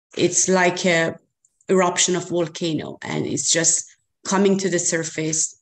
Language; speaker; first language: English; non-native, fluent; Persian